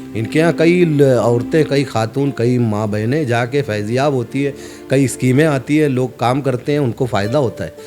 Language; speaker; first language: Hindi; non-native, local second language; Urdu